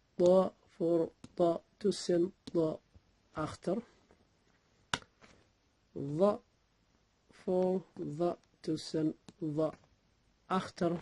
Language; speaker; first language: Dutch; non-native, learner; Somali